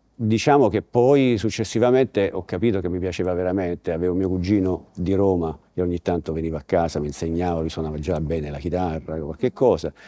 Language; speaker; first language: Italian; native; Italian